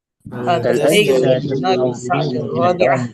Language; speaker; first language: Arabic; non-native, learner; Indonesian